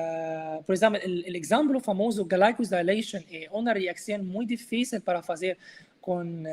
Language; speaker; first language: Portuguese; non-native, learner; Arabic